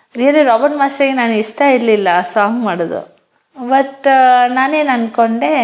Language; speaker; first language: Kannada; non-native, local second language; Hindi